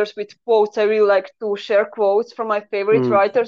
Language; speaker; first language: English; non-native, fluent; Croatian